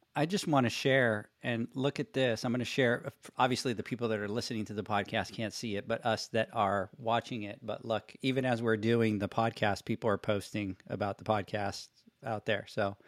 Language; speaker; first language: English; non-native, fluent; Spanish